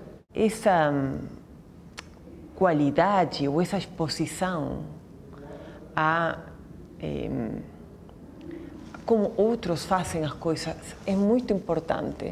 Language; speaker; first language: Spanish; non-native, learner; Portuguese